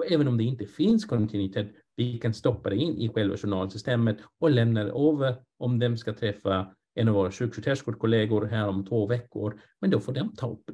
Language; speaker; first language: Swedish; non-native, fluent; English